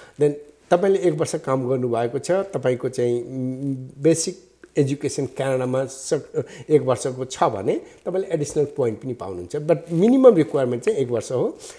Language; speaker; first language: Nepali; native; Nepali